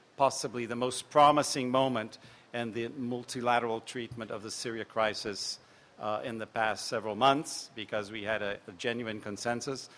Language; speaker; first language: English; non-native, fluent; Portuguese